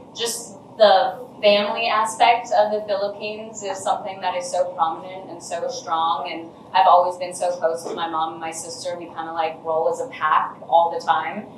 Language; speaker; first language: English; native; English